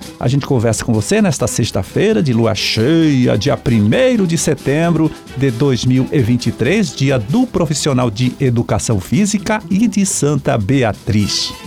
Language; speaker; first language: Portuguese; native; Portuguese